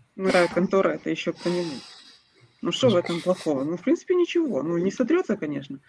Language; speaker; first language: Russian; non-native, local second language; Ukrainian